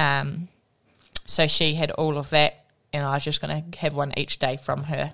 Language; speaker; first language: English; native; English